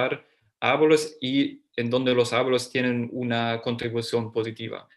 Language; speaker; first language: Spanish; non-native, fluent; German